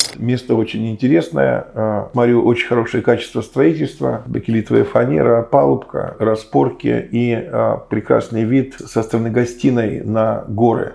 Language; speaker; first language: Russian; native; Russian